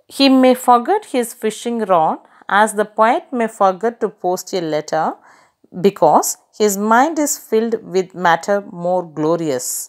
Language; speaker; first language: English; non-native, local second language; Tamil